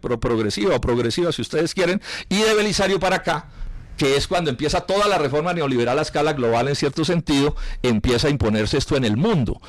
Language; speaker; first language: Spanish; native; Spanish